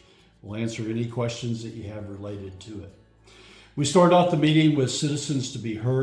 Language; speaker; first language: English; native; English